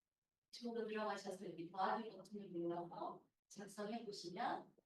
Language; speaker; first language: Korean; native; Korean